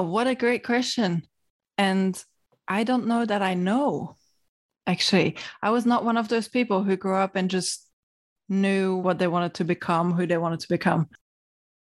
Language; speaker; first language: English; non-native, fluent; Dutch